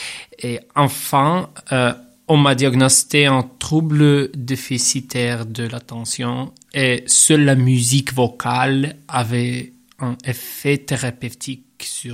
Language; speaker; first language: French; non-native, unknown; Russian